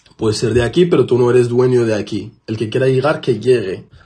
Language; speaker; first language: Spanish; non-native, fluent; Arabic